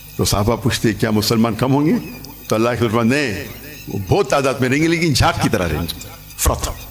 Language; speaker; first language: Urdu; non-native, local second language; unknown